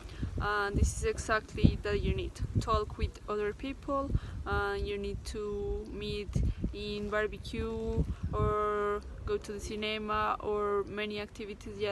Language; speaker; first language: English; non-native, learner; Spanish